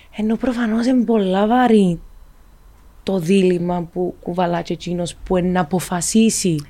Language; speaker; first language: Greek; native; Greek